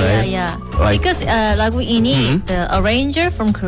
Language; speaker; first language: English; non-native, learner; Korean